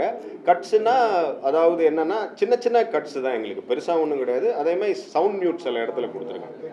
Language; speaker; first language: Tamil; native; Tamil